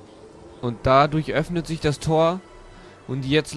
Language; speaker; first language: German; native; German